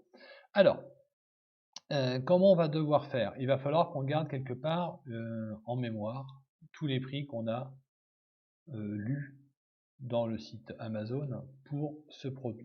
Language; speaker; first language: French; native; French